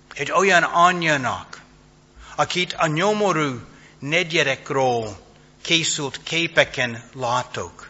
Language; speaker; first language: Hungarian; non-native, fluent; English